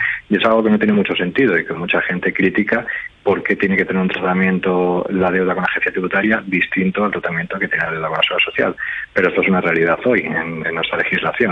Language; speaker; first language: Spanish; native; Spanish